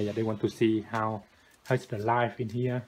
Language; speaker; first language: English; non-native, learner; Vietnamese